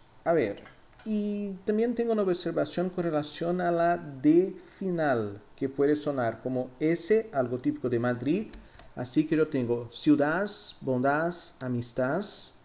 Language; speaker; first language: Spanish; non-native, fluent; Portuguese